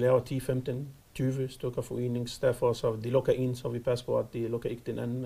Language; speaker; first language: Danish; non-native, fluent; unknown